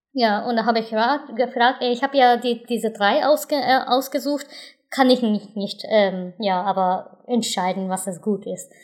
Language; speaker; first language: German; non-native, learner; Japanese